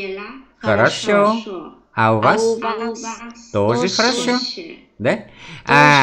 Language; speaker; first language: Russian; non-native, fluent; Vietnamese